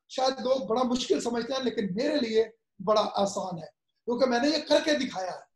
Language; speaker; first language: Urdu; native; Urdu